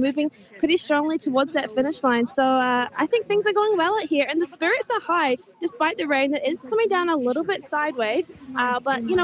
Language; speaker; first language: English; native; English